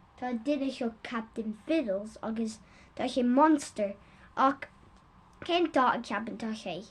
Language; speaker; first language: Irish; non-native, learner; English